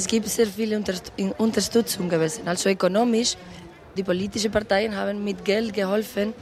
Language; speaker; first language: German; non-native, fluent; Spanish